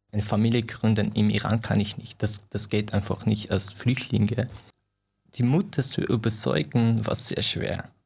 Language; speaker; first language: German; non-native, fluent; Persian